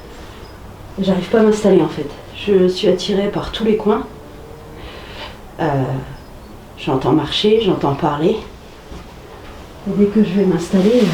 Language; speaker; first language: French; native; French